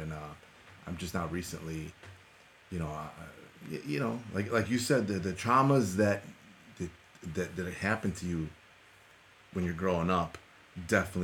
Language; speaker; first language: English; early bilingual, other home language; Spanish